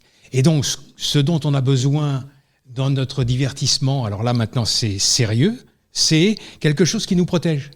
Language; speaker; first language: French; native; French